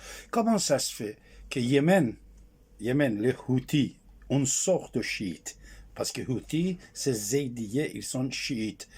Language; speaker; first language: French; non-native, fluent; Persian